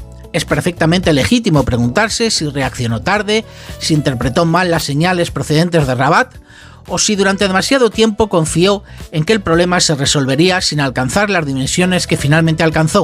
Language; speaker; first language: Spanish; native; Spanish